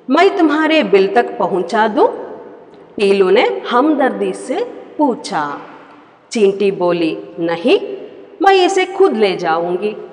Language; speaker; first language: Hindi; non-native, local second language; Kannada